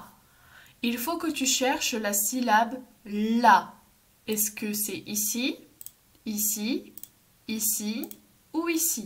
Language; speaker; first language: French; native; French